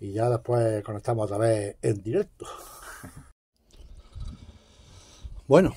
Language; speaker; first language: Spanish; native; Spanish